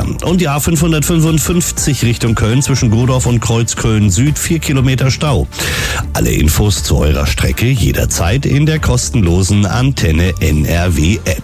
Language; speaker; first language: German; native; German